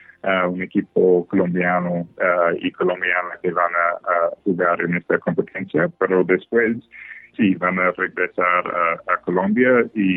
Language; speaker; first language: Spanish; non-native, fluent; English